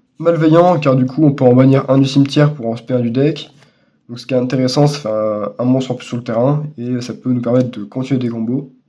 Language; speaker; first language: French; native; French